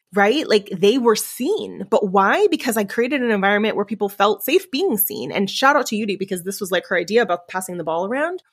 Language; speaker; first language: English; early bilingual, other home language; Spanish